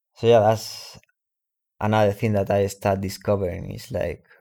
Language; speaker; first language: English; non-native, fluent; Spanish